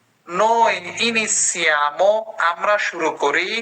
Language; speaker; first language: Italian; non-native, fluent; Bangla